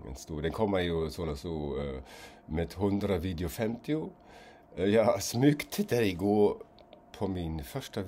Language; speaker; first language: Swedish; non-native, fluent; German